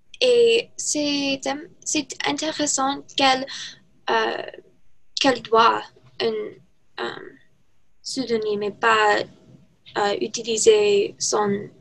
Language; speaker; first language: French; non-native, learner; English